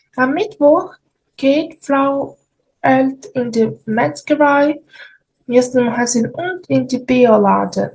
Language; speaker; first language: German; non-native, fluent; Ukrainian